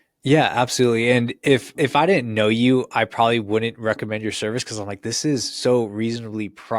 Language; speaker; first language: English; native; English